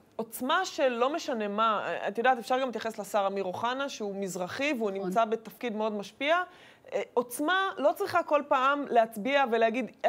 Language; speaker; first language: Hebrew; native; Hebrew